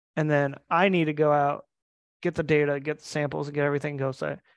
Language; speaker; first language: English; native; English